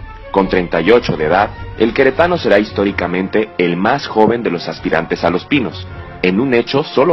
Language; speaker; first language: Spanish; native; Spanish